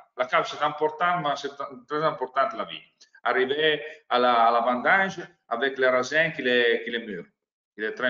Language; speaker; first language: French; non-native, learner; Italian